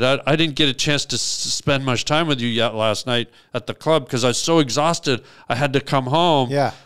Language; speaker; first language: English; native; English